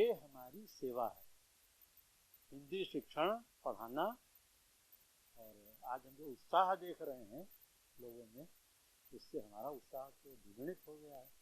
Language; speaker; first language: Hindi; native; Hindi